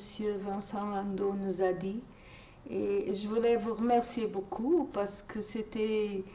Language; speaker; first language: French; non-native, fluent; Portuguese